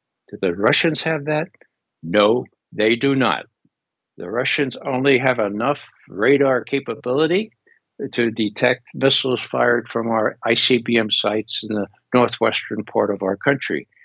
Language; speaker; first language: English; native; English